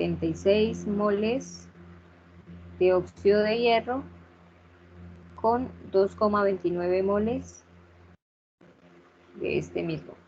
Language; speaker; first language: Spanish; native; Spanish